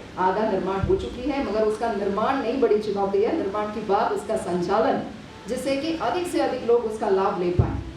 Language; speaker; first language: Hindi; non-native, local second language; Malayalam